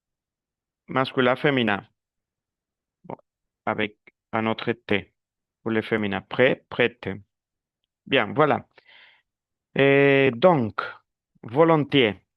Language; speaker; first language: French; non-native, fluent; Spanish